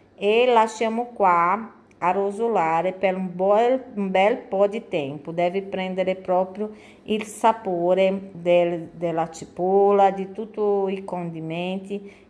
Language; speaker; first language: Italian; non-native, fluent; Portuguese